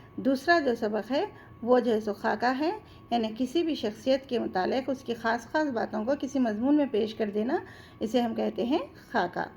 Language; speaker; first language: Urdu; native; Urdu